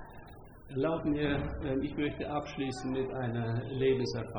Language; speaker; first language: German; non-native, fluent; Hungarian